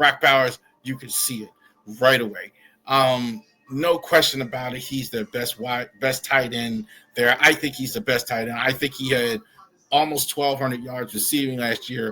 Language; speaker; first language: English; native; English